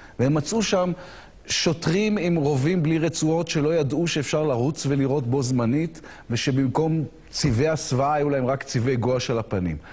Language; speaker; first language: Hebrew; native; Hebrew